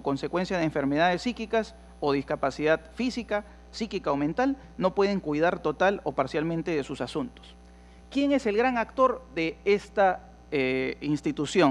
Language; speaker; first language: Spanish; native; Spanish